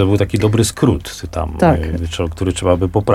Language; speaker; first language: Polish; native; Polish